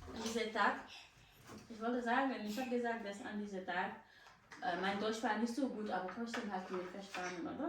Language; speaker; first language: German; non-native, learner; French